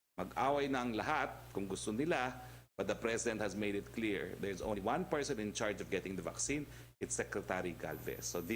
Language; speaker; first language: Filipino; native; Filipino